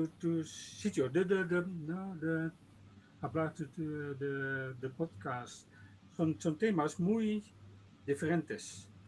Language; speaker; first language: Spanish; non-native, learner; Dutch